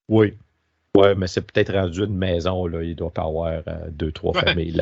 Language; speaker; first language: French; native; French